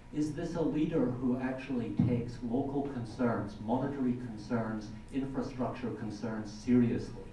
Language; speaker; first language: English; native; English